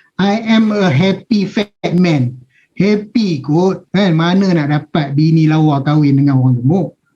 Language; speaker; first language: Malay; native; Malay